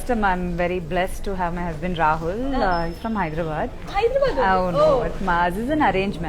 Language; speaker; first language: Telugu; non-native, local second language; Tamil